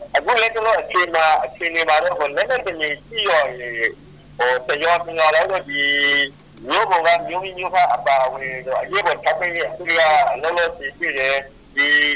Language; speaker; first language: Burmese; native; Burmese